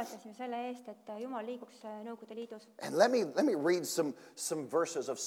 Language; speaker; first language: English; native; English